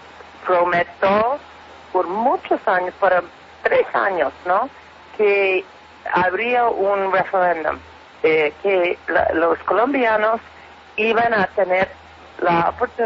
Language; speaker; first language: Spanish; non-native, fluent; English